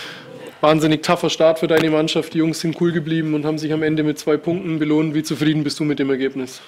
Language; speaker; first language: German; native; German